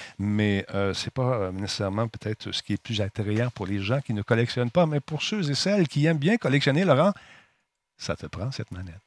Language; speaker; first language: French; native; French